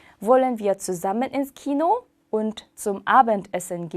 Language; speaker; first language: German; non-native, fluent; Korean